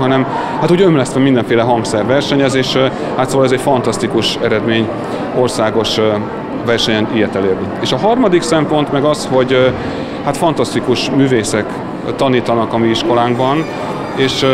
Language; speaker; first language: Hungarian; native; Hungarian